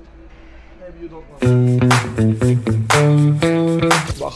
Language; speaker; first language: English; non-native, learner; Turkish